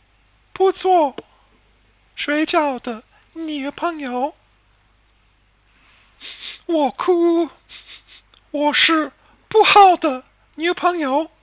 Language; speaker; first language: Chinese; non-native, fluent; English